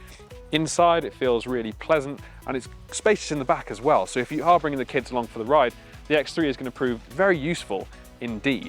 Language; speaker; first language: English; native; English